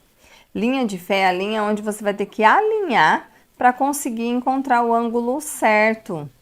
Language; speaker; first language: Portuguese; native; Portuguese